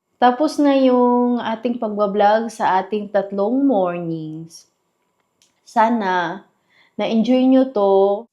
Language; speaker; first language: Filipino; non-native, local second language; Cebuano